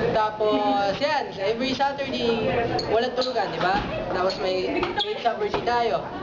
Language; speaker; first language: Filipino; early bilingual, heritage; Japanese